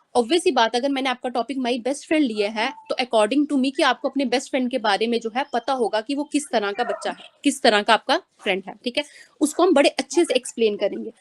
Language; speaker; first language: Hindi; native; Hindi